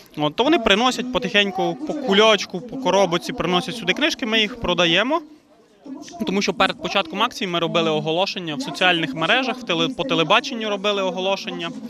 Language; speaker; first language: Ukrainian; native; Ukrainian